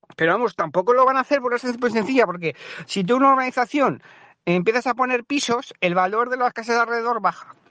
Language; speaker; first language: Spanish; native; Spanish